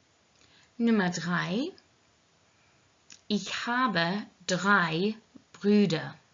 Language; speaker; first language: German; non-native, learner; English